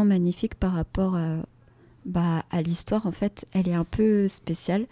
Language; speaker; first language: French; native; French